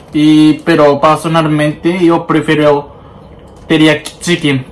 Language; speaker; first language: Spanish; non-native, learner; Japanese